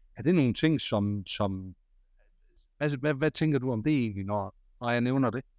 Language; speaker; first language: Danish; native; Danish